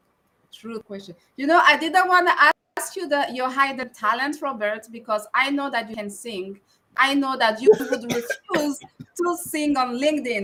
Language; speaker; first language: English; non-native, fluent; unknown